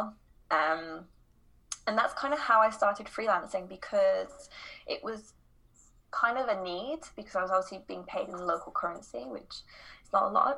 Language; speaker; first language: English; native; English